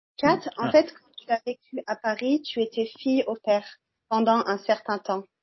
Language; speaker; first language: French; native; French